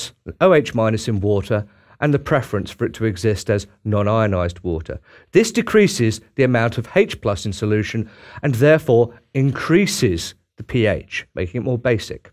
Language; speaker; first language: English; native; English